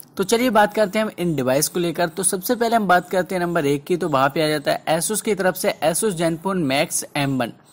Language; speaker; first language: Hindi; native; Hindi